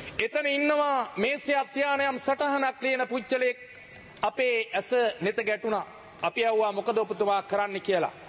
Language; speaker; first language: Sinhala; native; Sinhala